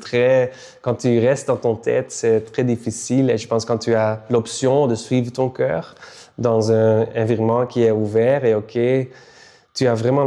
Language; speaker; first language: French; non-native, local second language; Dutch